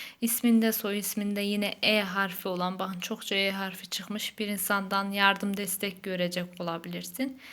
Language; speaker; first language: Turkish; native; Turkish